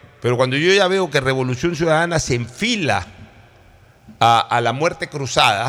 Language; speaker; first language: Spanish; native; Spanish